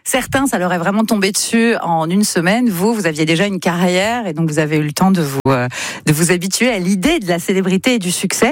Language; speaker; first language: French; native; French